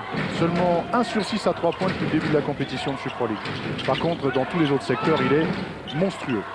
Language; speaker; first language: French; native; French